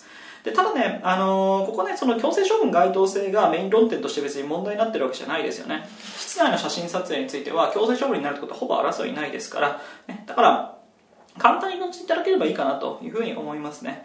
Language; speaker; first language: Japanese; native; Japanese